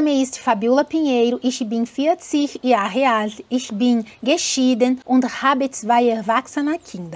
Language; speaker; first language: German; non-native, learner; Portuguese